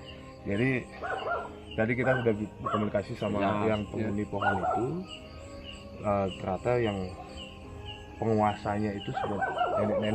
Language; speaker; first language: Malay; non-native, local second language; Balinese